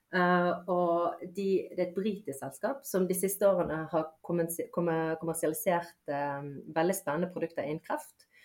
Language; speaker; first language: Norwegian; early bilingual, other home language; Bosnian